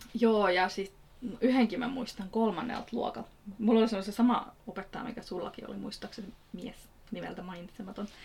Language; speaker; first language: Finnish; early bilingual, other home language; Kurdish